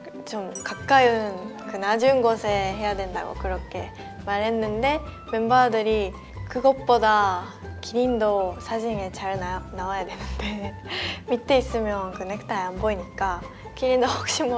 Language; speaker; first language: Korean; non-native, fluent; Japanese